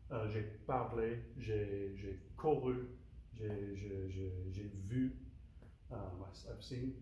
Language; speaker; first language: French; non-native, learner; English